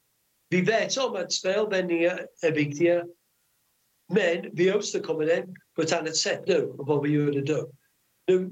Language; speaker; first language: Swedish; non-native, fluent; English